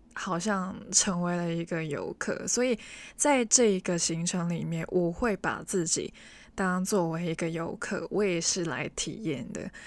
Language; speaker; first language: Chinese; non-native, local second language; Cantonese